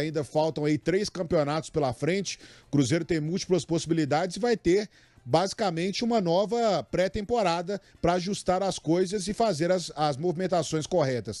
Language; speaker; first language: Portuguese; native; Portuguese